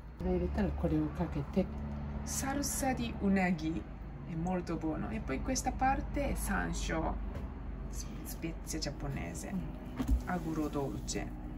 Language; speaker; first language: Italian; non-native, learner; Japanese